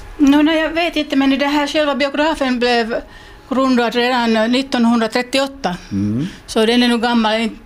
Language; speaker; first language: Swedish; non-native, local second language; Finnish